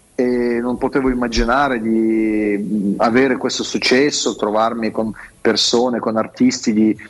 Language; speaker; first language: Italian; non-native, fluent; Russian